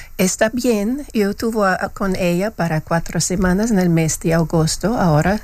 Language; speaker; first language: Spanish; non-native, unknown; German